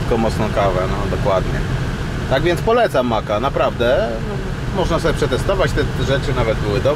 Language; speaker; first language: Polish; native; Polish